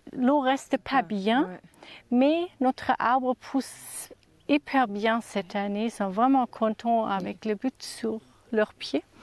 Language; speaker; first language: French; non-native, learner; German